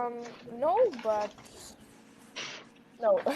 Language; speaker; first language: English; non-native, learner; Russian